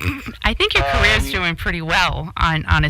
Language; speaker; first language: English; native; English